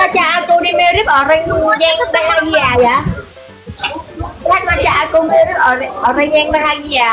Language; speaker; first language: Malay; non-native, learner; Vietnamese